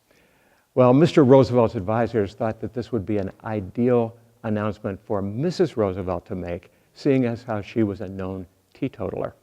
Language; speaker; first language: English; native; English